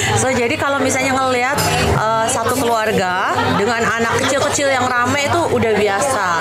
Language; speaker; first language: Indonesian; native; Indonesian